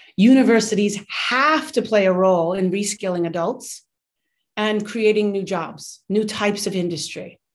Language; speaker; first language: English; native; English